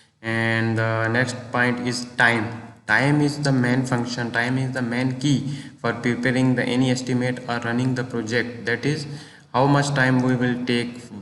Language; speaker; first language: English; non-native, local second language; Hindi